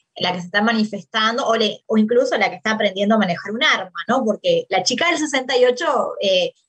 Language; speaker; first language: Spanish; native; Spanish